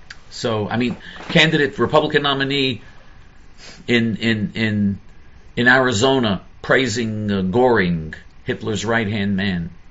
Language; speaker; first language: English; native; English